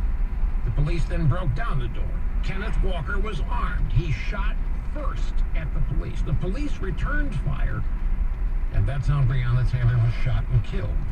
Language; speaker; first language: English; native; English